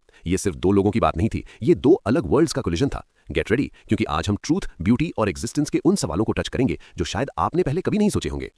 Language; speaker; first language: Hindi; native; Hindi